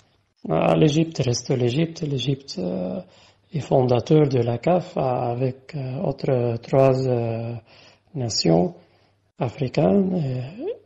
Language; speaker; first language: French; non-native, fluent; Arabic